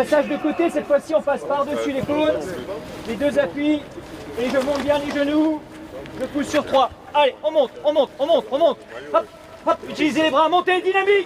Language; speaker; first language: French; native; French